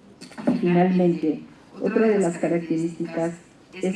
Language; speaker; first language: Spanish; native; Spanish